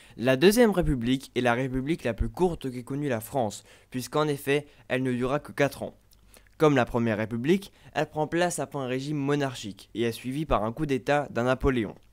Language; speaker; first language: French; native; French